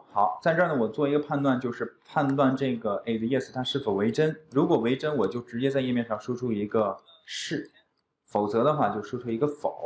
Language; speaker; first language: Chinese; native; Chinese